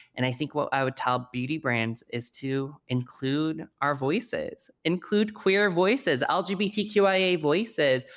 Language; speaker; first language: English; native; English